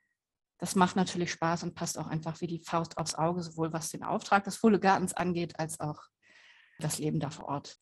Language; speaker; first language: German; native; German